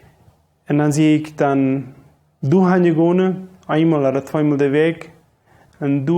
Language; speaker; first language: German; non-native, local second language; Low German